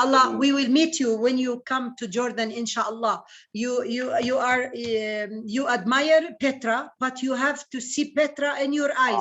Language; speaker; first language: English; non-native, learner; Arabic